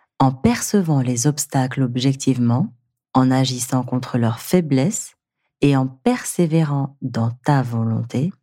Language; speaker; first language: French; native; French